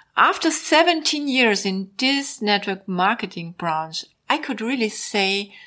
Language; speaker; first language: English; non-native, learner; German